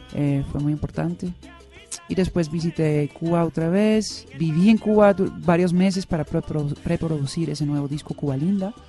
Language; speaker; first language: Spanish; non-native, fluent; Dutch